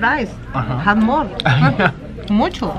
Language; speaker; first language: English; non-native, learner; Spanish